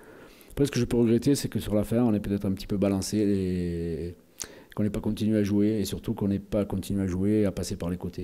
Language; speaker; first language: French; native; French